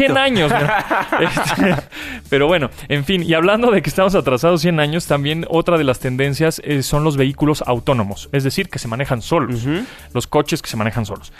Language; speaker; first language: Spanish; native; Spanish